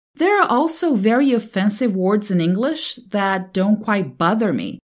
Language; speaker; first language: English; non-native, fluent; Portuguese